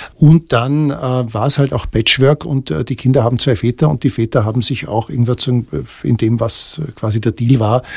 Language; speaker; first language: German; native; German